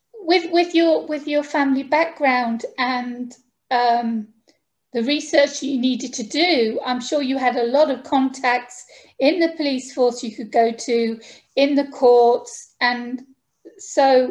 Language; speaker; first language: English; native; English